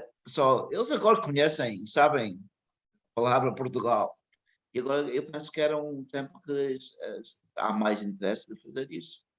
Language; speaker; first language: Portuguese; early bilingual, heritage; English